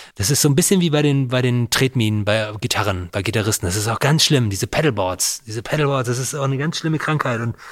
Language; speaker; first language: German; native; German